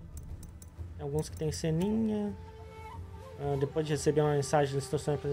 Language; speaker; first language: Portuguese; native; Portuguese